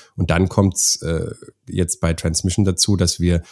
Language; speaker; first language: German; native; German